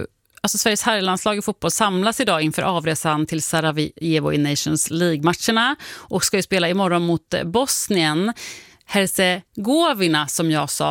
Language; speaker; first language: Swedish; native; Swedish